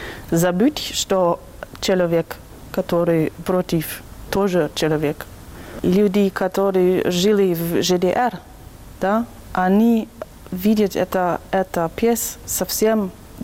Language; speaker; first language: Russian; non-native, learner; German